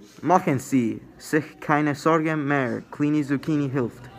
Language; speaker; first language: German; non-native, learner; English